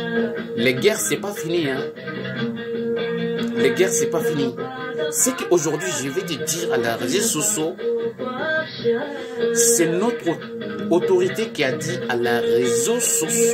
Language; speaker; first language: French; non-native, learner; Bambara